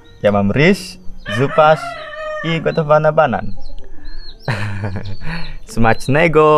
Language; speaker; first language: Polish; non-native, learner; Balinese